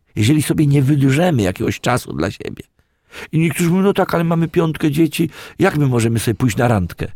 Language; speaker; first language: Polish; native; Polish